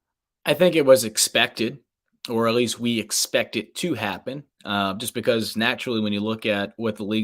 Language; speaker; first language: English; native; English